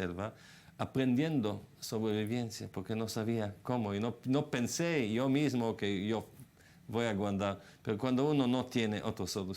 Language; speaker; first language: Spanish; non-native, fluent; Hebrew